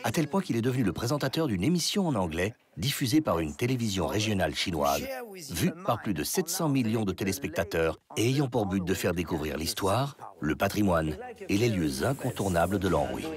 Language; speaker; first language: French; native; French